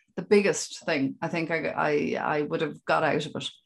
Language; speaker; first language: English; native; English